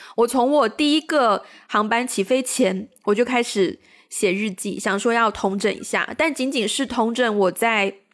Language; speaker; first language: Chinese; native; Chinese